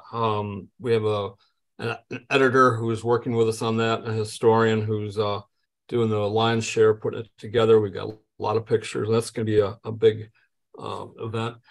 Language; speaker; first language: English; native; English